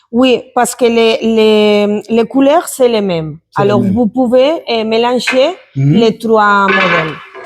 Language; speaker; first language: French; non-native, learner; Spanish